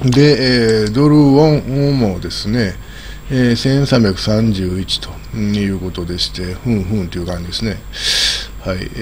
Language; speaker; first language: Japanese; native; Japanese